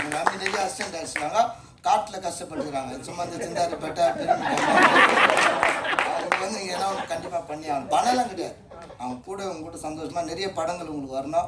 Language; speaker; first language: Tamil; native; Tamil